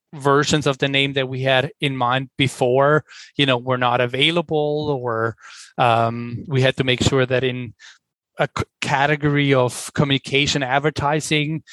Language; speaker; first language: English; non-native, fluent; Swiss German